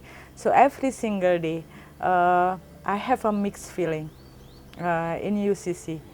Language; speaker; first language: English; non-native, learner; Indonesian